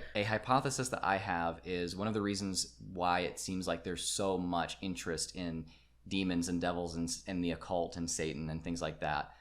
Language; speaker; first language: English; native; English